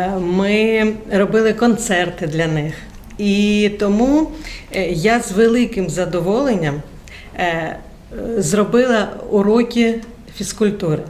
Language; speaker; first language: Ukrainian; non-native, local second language; Russian